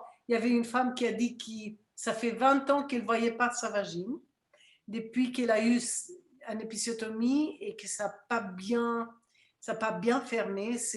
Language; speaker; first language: French; non-native, fluent; Spanish